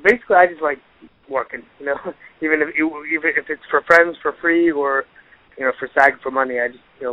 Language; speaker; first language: English; native; English